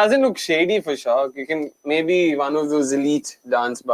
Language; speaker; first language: English; non-native, local second language; Hindi